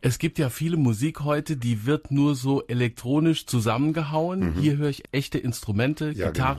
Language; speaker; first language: German; native; German